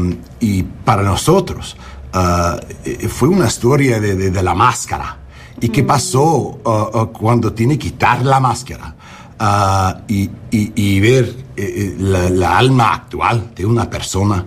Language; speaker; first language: Spanish; non-native, learner; English